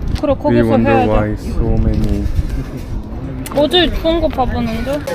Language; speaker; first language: Korean; non-native, learner; Russian